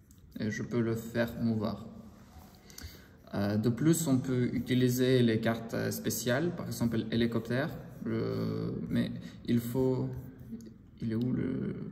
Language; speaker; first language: French; non-native, learner; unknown